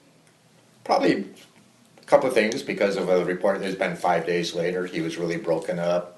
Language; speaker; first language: English; native; English